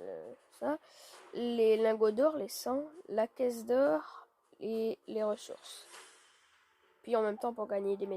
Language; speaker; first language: French; native; French